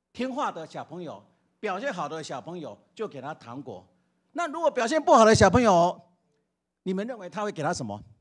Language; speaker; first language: Chinese; native; Chinese